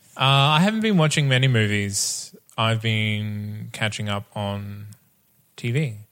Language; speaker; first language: English; native; English